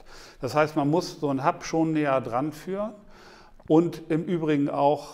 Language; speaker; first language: German; native; German